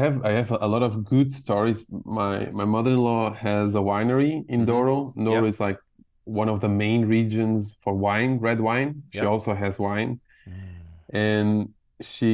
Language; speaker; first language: English; non-native, fluent; Portuguese